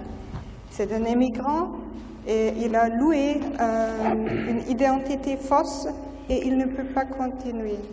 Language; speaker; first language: French; non-native, fluent; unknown